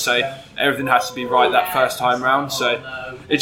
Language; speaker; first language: English; native; English